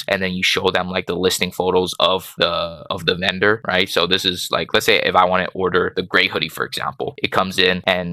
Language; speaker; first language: English; native; English